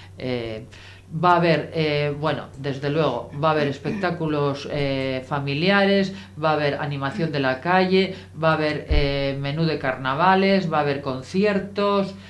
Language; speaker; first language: Spanish; native; Spanish